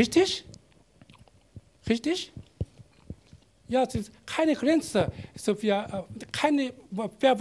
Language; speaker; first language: German; non-native, learner; Korean